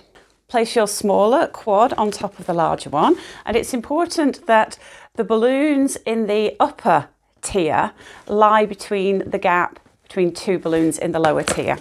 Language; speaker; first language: English; native; English